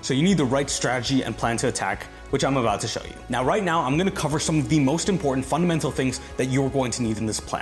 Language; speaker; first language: English; native; English